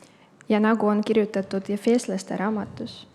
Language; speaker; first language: Estonian; non-native, local second language; Russian